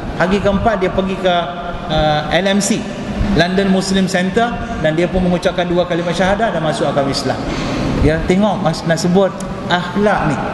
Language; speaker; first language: Malay; non-native, local second language; Tamil